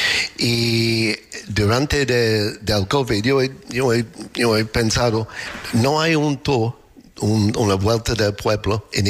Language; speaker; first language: Spanish; non-native, learner; English